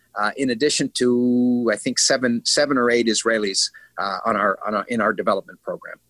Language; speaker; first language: English; native; English